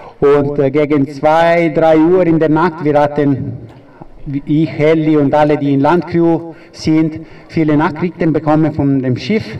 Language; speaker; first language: German; non-native, fluent; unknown